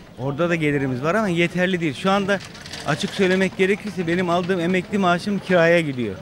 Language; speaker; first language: Turkish; native; Turkish